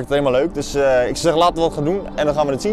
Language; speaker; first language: Dutch; native; Dutch